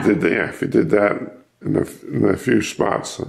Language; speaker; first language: English; native; English